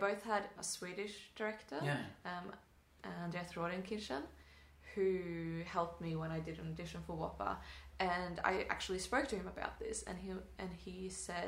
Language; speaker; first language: English; non-native, fluent; Swedish